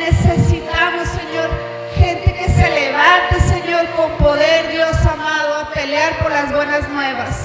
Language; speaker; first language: Spanish; native; Spanish